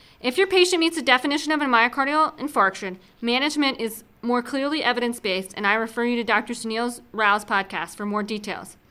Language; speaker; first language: English; native; English